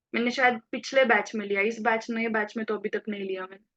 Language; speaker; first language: Hindi; non-native, local second language; Marathi